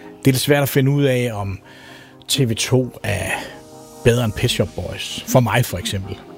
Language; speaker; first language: Danish; native; Danish